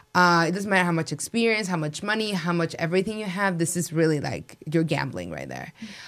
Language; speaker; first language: English; non-native, fluent; Spanish